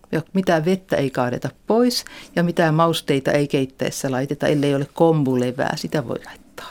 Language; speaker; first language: Finnish; native; Finnish